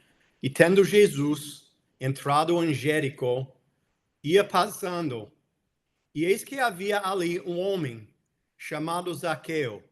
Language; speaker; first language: Portuguese; non-native, fluent; English